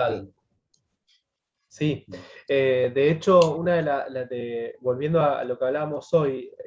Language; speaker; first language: Spanish; native; Spanish